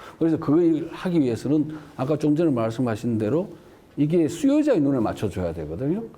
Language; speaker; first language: Korean; native; Korean